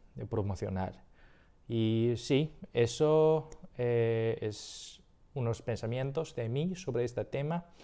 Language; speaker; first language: Spanish; non-native, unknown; Chinese